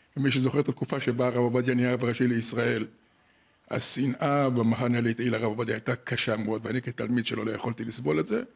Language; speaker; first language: Hebrew; native; Hebrew